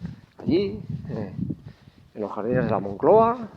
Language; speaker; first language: Spanish; native; Spanish